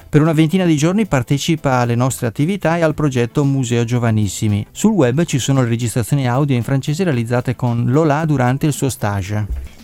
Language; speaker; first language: Italian; native; Italian